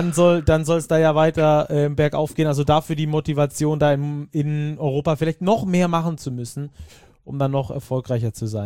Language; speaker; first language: German; native; German